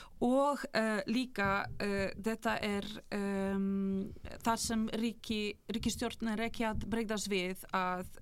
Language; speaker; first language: Icelandic; non-native, fluent; Polish